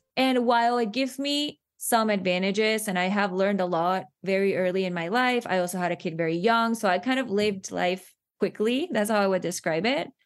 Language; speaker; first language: English; non-native, fluent; Spanish